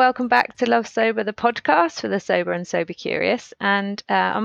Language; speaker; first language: English; native; English